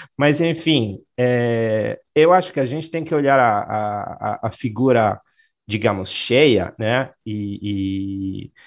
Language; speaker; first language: Portuguese; non-native, fluent; Italian